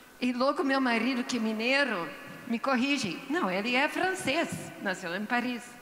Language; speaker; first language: Portuguese; non-native, fluent; English